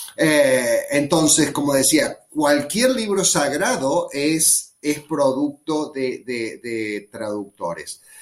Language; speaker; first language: Spanish; native; Spanish